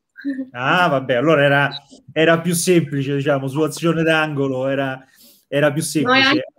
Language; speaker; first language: Italian; native; Italian